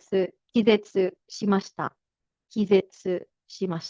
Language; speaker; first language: Japanese; non-native, fluent; Filipino